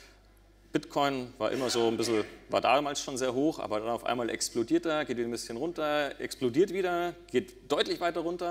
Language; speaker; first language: German; native; German